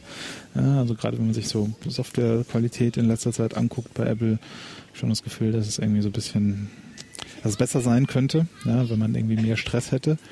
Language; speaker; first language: German; native; German